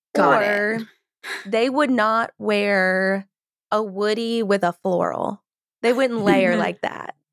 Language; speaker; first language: English; native; English